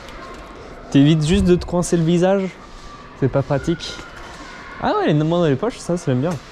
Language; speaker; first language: French; native; French